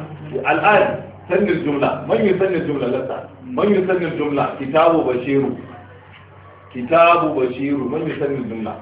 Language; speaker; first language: Arabic; non-native, fluent; Hausa